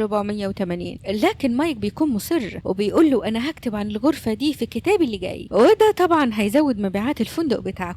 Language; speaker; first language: Arabic; native; Arabic